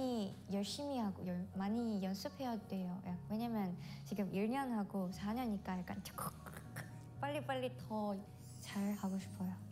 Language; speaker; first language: Korean; non-native, learner; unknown